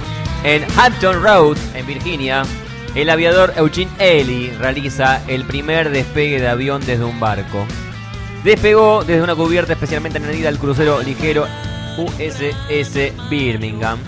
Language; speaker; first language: Spanish; native; Spanish